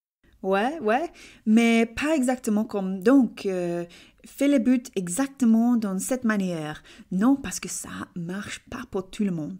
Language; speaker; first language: French; non-native, learner; English